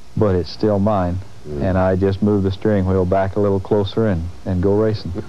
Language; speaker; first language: English; native; English